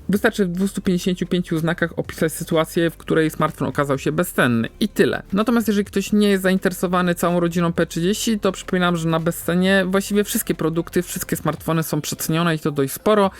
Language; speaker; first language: Polish; native; Polish